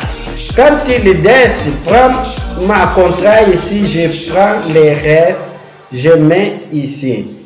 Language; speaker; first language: French; non-native, fluent; Portuguese